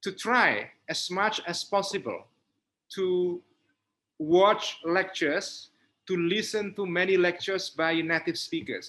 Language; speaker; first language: English; non-native, fluent; Indonesian